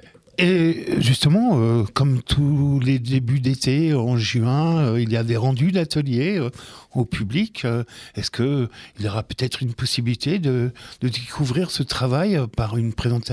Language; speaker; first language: French; native; French